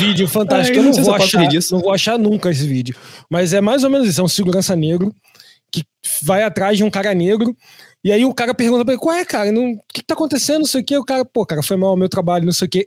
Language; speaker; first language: Portuguese; native; Portuguese